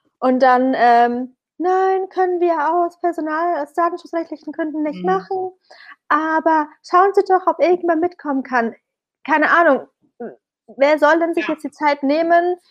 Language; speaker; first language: German; early bilingual, other home language; Arabic